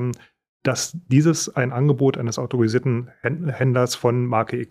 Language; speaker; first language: German; native; German